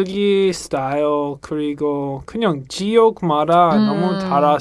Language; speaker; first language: Korean; non-native, learner; English